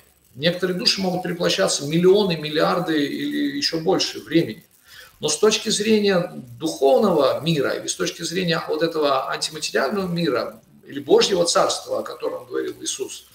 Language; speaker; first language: Russian; native; Russian